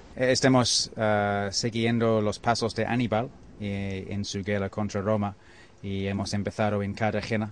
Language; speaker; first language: Spanish; non-native, learner; English